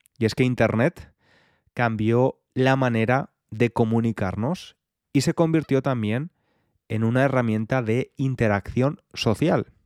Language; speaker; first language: Spanish; native; Spanish